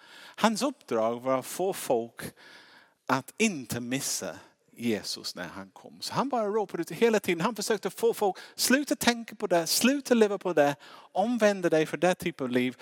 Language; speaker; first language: Swedish; non-native, fluent; English